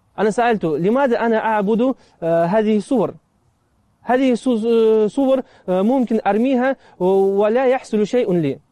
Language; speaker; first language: Arabic; non-native, fluent; Russian